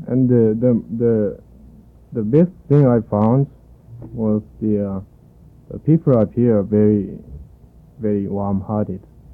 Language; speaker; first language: English; non-native, fluent; Korean